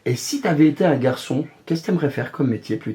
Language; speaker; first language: French; native; French